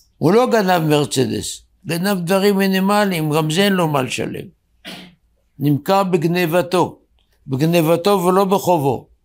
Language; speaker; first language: Hebrew; native; Hebrew